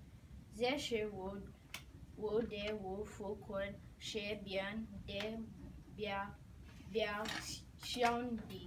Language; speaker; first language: Chinese; non-native, learner; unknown